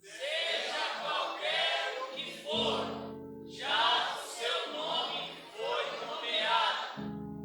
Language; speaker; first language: Portuguese; native; Portuguese